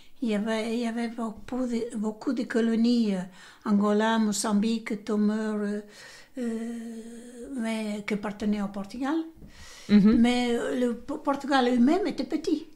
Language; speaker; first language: French; non-native, fluent; Portuguese